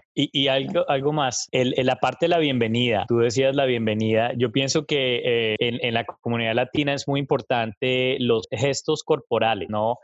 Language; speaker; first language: Spanish; native; Spanish